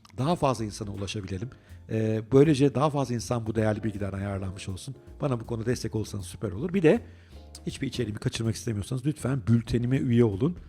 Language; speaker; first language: Turkish; native; Turkish